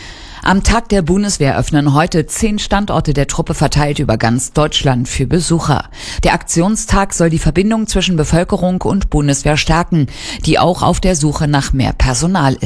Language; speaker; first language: German; native; German